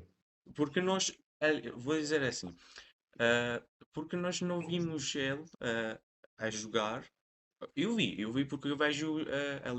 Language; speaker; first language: Portuguese; non-native, fluent; Persian